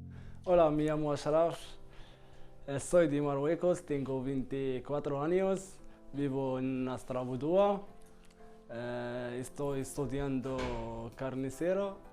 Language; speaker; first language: Spanish; non-native, learner; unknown